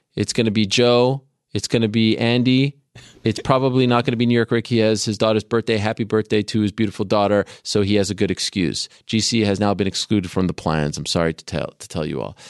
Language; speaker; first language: English; native; English